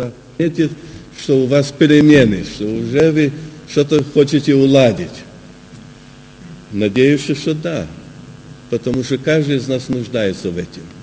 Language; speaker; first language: Russian; early bilingual, heritage; Russian